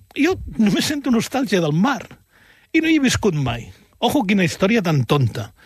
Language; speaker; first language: Catalan; native; Catalan